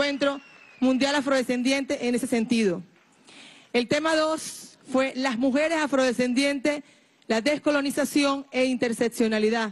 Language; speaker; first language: Spanish; native; Spanish